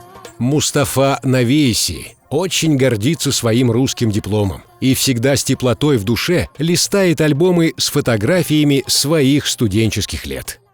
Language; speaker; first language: Russian; native; Russian